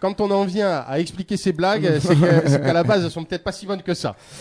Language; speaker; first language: French; native; French